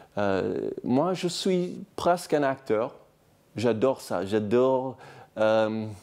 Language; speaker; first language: French; non-native, fluent; English